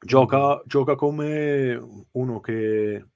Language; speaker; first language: Italian; early bilingual, heritage; English